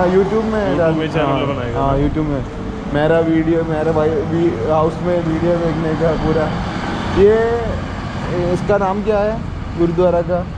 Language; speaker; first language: Hindi; non-native, local second language; Malayalam